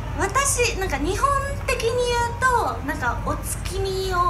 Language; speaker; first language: Japanese; native; Japanese